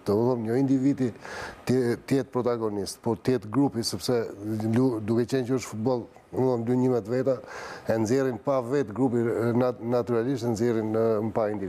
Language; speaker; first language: Albanian; native; Albanian